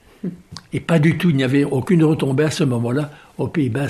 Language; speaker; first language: French; native; French